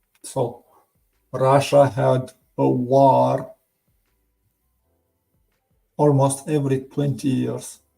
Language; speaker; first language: English; non-native, learner; Romanian